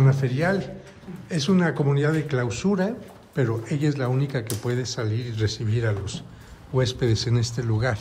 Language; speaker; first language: Spanish; native; Spanish